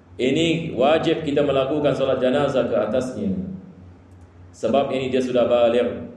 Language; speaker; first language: Malay; non-native, fluent; Arabic